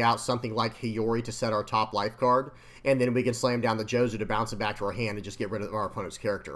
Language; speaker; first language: English; native; English